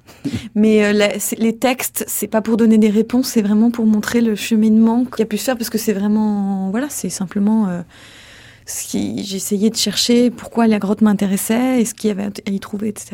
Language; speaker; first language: French; native; French